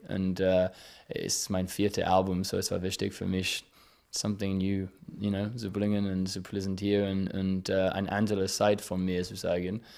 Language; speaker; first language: German; non-native, learner; English